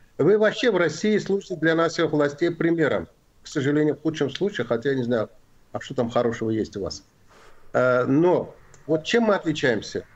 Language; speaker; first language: Russian; non-native, local second language; Azerbaijani